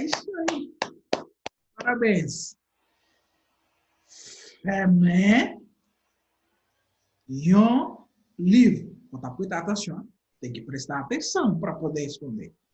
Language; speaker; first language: Portuguese; non-native, fluent; Haitian Creole